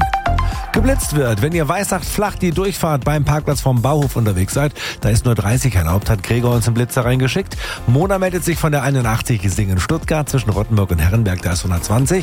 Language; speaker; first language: German; native; German